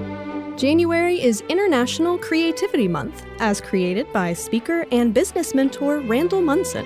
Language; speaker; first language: English; native; English